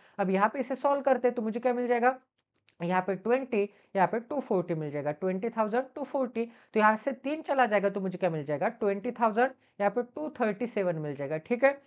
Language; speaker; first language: Hindi; non-native, local second language; Marathi